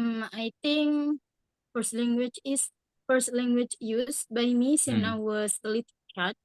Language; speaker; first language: English; non-native, learner; Madurese